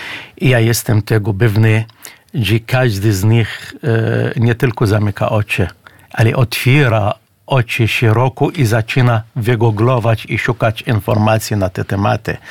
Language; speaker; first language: Polish; non-native, fluent; Arabic